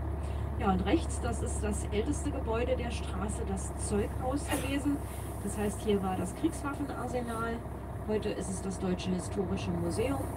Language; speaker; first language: German; native; German